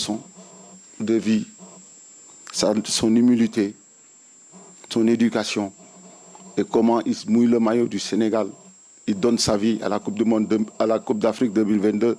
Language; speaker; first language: French; non-native, local second language; Wolof